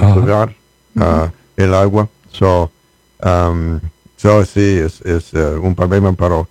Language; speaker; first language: Spanish; non-native, learner; English